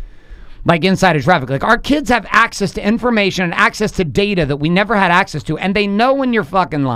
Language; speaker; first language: English; native; English